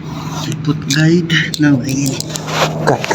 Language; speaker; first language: English; non-native, learner; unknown